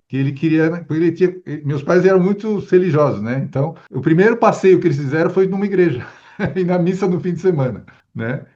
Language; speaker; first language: Portuguese; early bilingual, other home language; Spanish